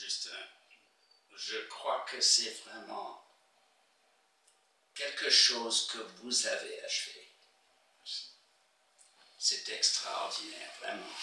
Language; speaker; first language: French; non-native, fluent; English